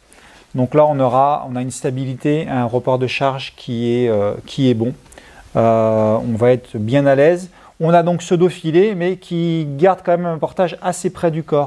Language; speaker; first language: French; native; French